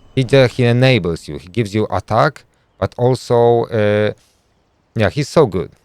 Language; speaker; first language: English; non-native, fluent; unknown